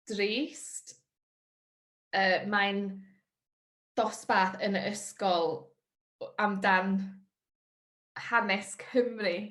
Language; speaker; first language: Welsh; non-native, local second language; English